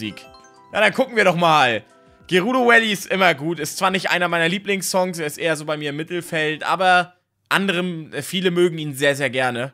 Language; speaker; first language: German; native; German